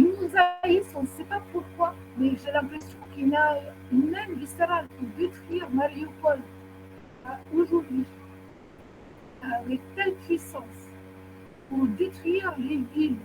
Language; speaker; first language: French; non-native, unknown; Ukrainian